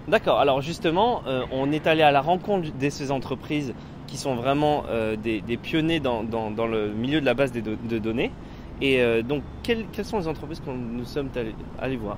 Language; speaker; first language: French; native; French